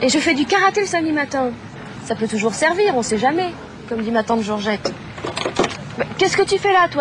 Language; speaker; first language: French; native; French